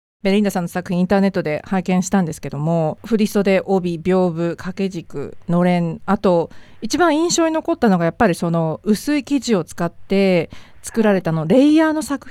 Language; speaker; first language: Japanese; native; Japanese